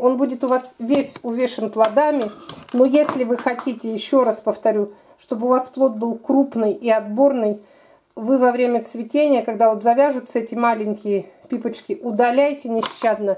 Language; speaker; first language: Russian; native; Russian